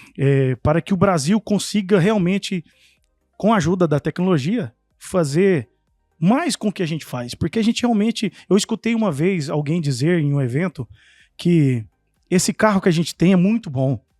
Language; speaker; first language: Portuguese; native; Portuguese